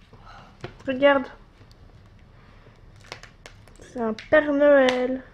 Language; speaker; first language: French; native; French